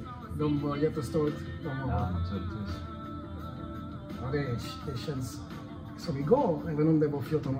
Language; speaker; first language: Swedish; non-native, fluent; French